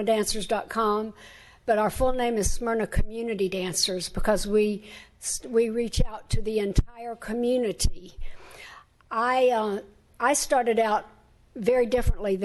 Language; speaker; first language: English; native; English